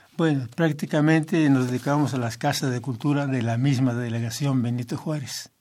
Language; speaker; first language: Spanish; native; Spanish